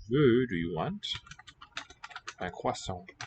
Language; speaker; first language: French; non-native, learner; English